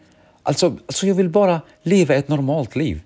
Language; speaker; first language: Swedish; early bilingual, other home language; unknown